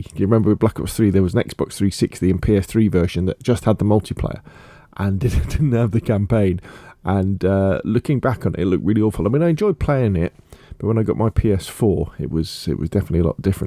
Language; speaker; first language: English; native; English